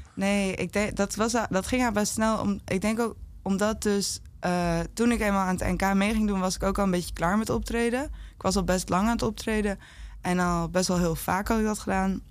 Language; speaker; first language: Dutch; native; Dutch